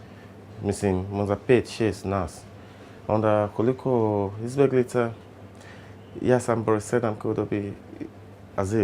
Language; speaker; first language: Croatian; non-native, learner; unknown